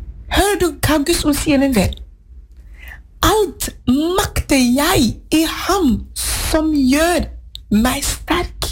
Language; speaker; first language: Norwegian; non-native, fluent; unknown